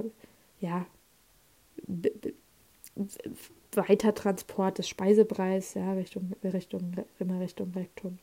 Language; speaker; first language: German; native; German